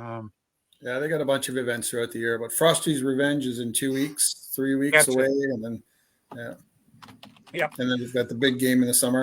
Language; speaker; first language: English; native; English